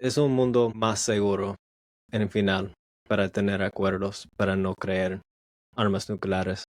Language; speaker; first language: Spanish; non-native, learner; English